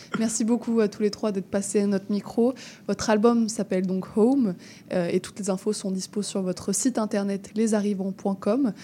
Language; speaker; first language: French; native; French